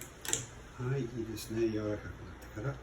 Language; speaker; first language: Japanese; non-native, learner; English